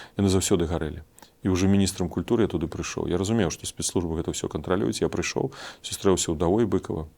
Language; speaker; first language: Belarusian; non-native, local second language; Russian